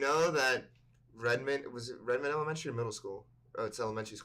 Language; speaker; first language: English; native; English